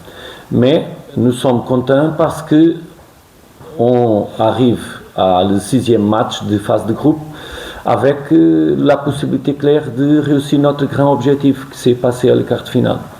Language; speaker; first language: French; non-native, fluent; Portuguese